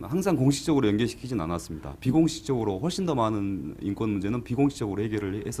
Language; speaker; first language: Korean; native; Korean